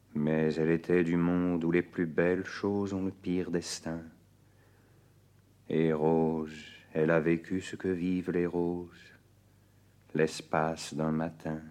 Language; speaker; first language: French; native; French